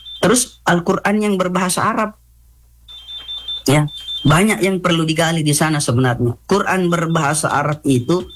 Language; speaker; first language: Indonesian; non-native, local second language; Buginese